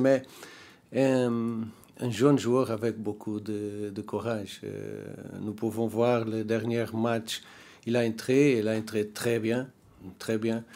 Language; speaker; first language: French; non-native, learner; Portuguese